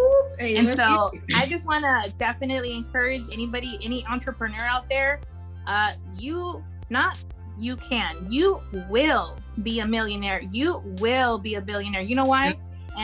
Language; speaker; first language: English; native; English